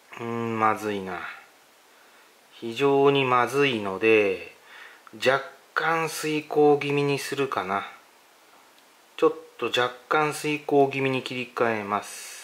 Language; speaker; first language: Japanese; native; Japanese